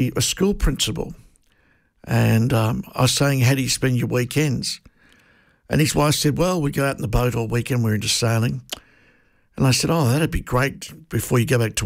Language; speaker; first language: English; native; English